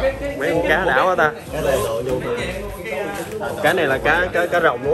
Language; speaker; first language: Vietnamese; native; Vietnamese